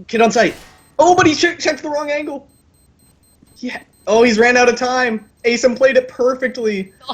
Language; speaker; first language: English; native; English